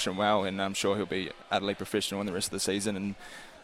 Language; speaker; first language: English; native; English